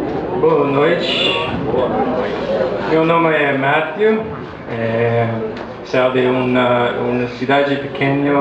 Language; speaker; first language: Portuguese; non-native, learner; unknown